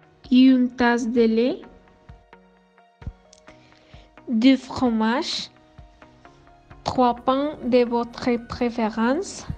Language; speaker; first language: French; non-native, learner; Spanish